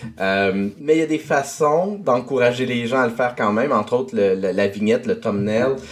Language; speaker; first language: French; native; French